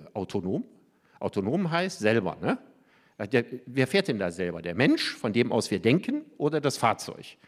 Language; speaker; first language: German; native; German